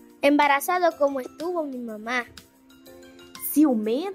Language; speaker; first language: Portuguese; non-native, learner; Spanish